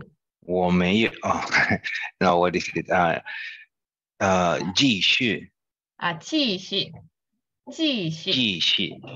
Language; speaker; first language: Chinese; non-native, learner; Spanish